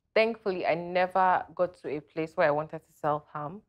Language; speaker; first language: English; non-native, local second language; Yoruba